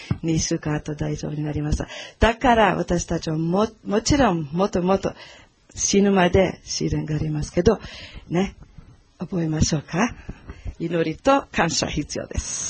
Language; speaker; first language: Japanese; non-native, learner; Portuguese